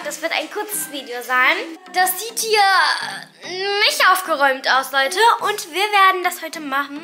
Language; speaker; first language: German; early bilingual, other home language; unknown